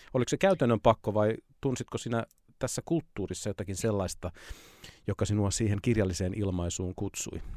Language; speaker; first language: Finnish; native; Finnish